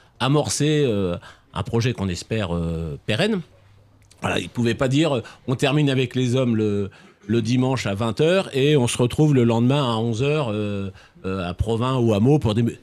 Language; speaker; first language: French; native; French